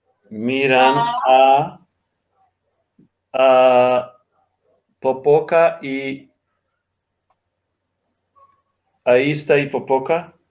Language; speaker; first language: Spanish; non-native, learner; English